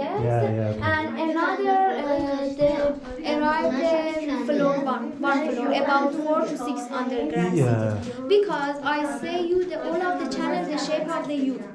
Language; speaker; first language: English; non-native, learner; Persian